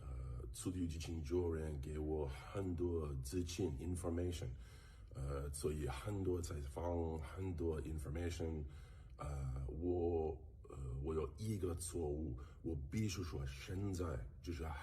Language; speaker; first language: Chinese; non-native, learner; English